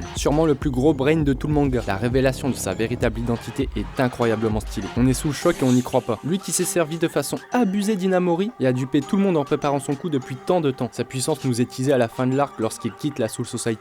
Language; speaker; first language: French; native; French